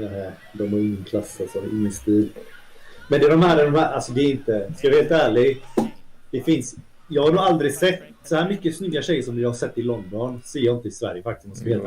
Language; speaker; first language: Swedish; native; Swedish